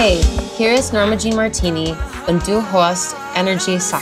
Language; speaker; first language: German; non-native, learner; English